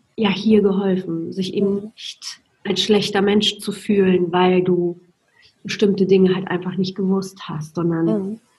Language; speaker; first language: German; non-native, fluent; Polish